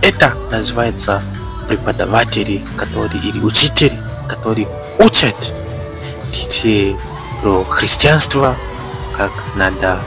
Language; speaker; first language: Russian; non-native, learner; Bemba